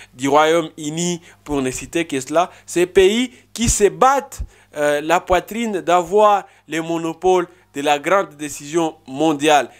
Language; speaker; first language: French; non-native, local second language; Swahili